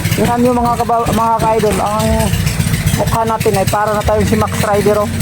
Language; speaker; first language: Filipino; non-native, local second language; Cebuano